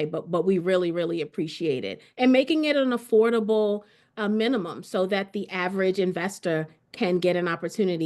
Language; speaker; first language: English; native; English